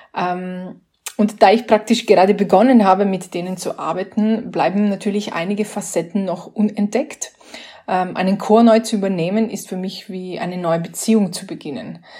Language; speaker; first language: German; non-native, fluent; Slovenian